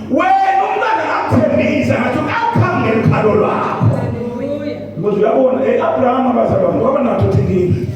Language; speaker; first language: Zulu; non-native, local second language; Swati